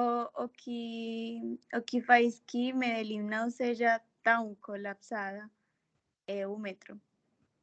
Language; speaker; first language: Portuguese; non-native, fluent; Spanish